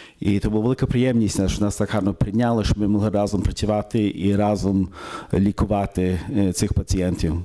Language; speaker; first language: Ukrainian; early bilingual, heritage; Ukrainian